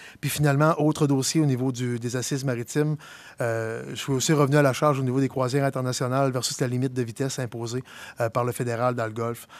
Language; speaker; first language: French; native; French